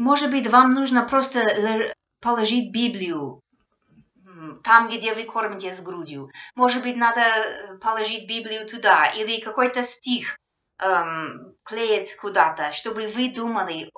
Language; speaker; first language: Russian; non-native, fluent; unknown